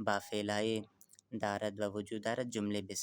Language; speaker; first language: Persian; non-native, fluent; Urdu